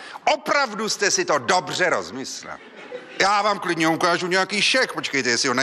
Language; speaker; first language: Czech; native; Czech